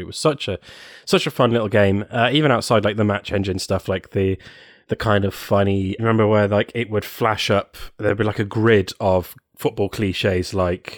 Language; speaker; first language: English; native; English